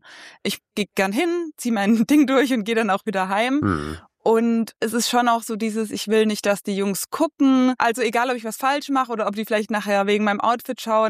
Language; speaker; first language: German; native; German